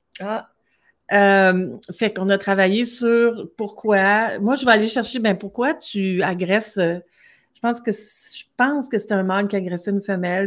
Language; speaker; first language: French; native; French